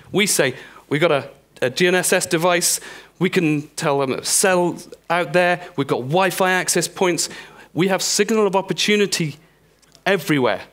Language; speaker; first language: English; native; English